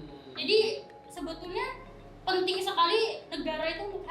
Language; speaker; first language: Indonesian; native; Indonesian